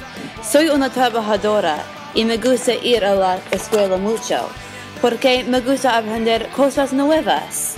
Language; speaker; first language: Spanish; non-native, learner; English